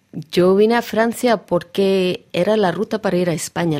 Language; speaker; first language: Spanish; non-native, fluent; Russian